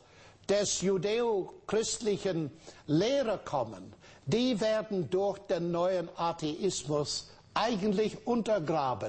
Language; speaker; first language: German; non-native, fluent; English